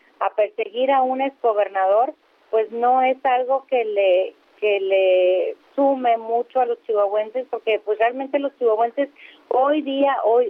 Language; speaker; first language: Spanish; native; Spanish